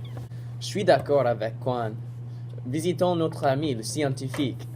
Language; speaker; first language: French; non-native, learner; English